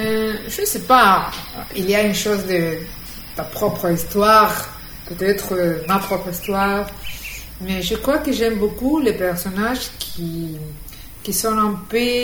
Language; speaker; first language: French; non-native, fluent; Spanish